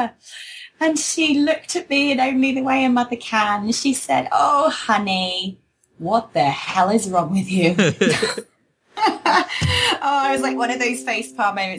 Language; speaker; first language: English; native; English